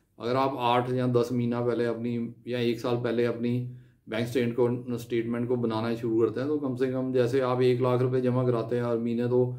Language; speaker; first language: Hindi; non-native, local second language; Punjabi